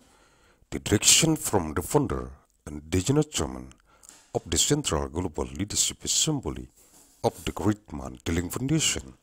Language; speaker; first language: English; non-native, learner; Indonesian